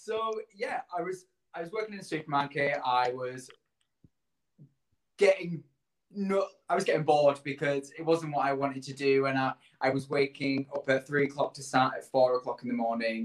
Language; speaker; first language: English; native; English